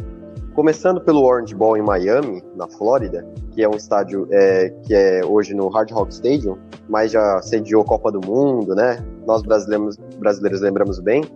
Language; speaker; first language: Portuguese; native; Portuguese